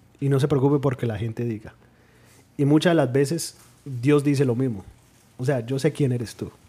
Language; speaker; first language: Spanish; early bilingual, heritage; Spanish